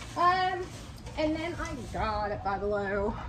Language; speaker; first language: English; native; English